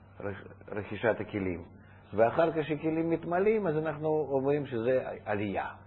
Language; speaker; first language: Hebrew; non-native, fluent; Russian